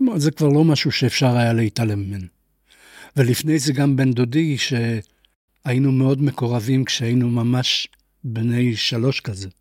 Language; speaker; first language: Hebrew; non-native, fluent; Polish